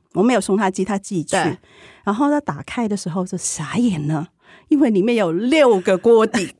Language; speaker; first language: Chinese; non-native, fluent; Cantonese